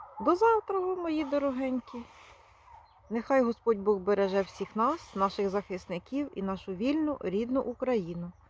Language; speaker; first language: Ukrainian; native; Ukrainian